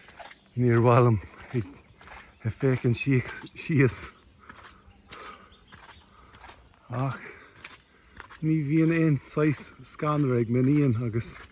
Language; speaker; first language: Irish; non-native, learner; English